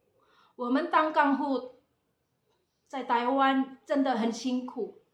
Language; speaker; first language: Chinese; non-native, fluent; Indonesian